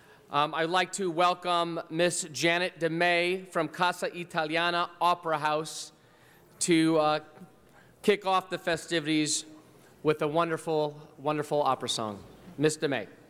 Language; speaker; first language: English; early bilingual, other home language; Italian